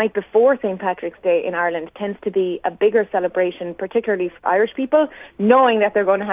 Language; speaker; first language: English; native; English